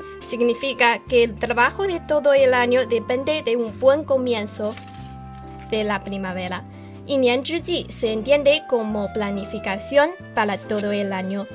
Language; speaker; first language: Spanish; non-native, fluent; Chinese